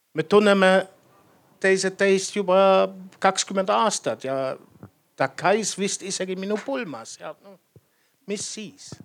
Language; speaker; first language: Estonian; non-native, fluent; German